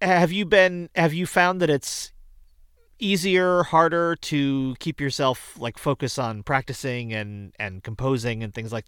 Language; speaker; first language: English; native; English